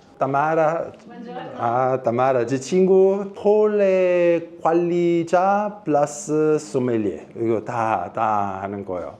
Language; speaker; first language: Korean; non-native, learner; Italian